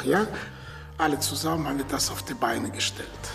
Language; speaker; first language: German; non-native, learner; Russian